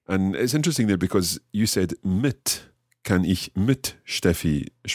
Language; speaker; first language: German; non-native, learner; English